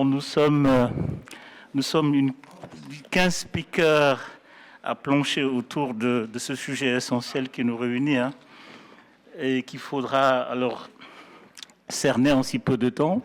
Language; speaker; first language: French; non-native, local second language; Wolof